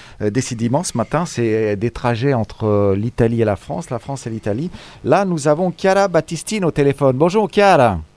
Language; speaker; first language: French; native; French